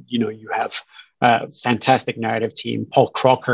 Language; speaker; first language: English; native; English